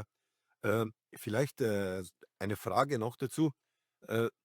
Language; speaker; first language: German; non-native, fluent; Slovenian